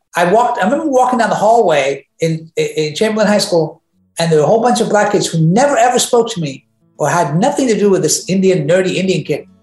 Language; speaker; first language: English; native; English